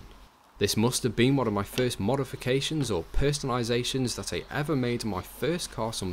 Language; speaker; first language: English; native; English